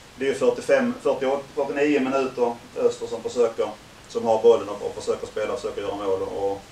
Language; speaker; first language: Swedish; native; Swedish